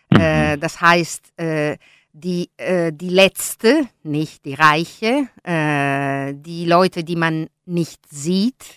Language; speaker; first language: German; non-native, learner; Italian